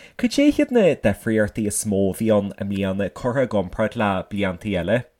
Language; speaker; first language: Irish; native; Irish